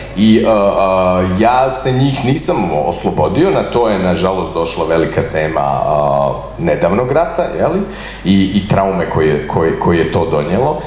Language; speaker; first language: Croatian; native; Croatian